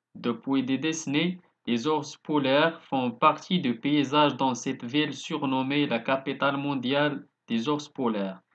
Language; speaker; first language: French; non-native, local second language; Arabic